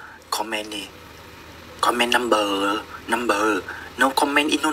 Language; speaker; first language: English; non-native, learner; Vietnamese